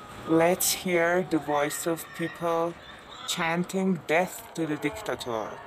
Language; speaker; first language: English; non-native, fluent; Persian